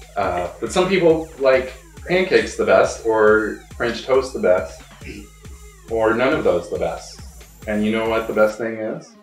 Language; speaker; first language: English; native; English